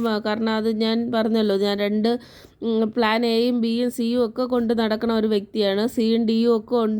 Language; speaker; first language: Malayalam; native; Malayalam